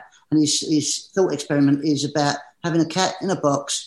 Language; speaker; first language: English; native; English